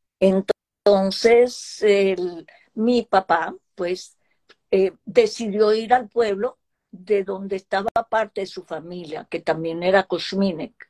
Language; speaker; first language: Spanish; early bilingual, other home language; Hebrew